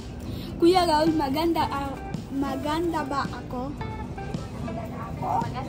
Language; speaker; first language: Filipino; non-native, learner; Spanish